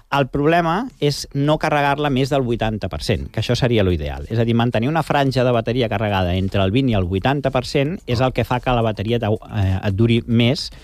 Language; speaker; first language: Catalan; non-native, local second language; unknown